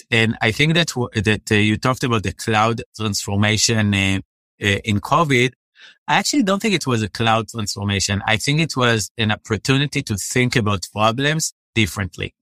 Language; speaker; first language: English; non-native, fluent; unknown